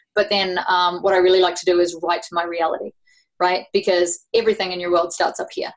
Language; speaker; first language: English; native; English